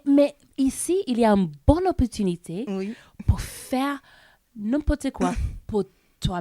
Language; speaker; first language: French; non-native, learner; English